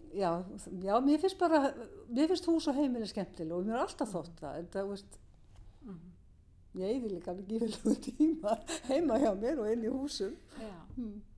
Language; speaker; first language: Icelandic; native; Icelandic